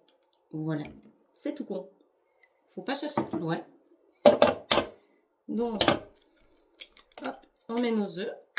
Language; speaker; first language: French; native; French